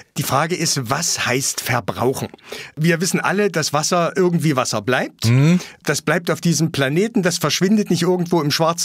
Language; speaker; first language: German; native; German